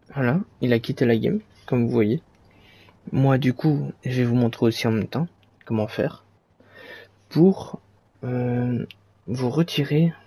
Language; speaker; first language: French; native; French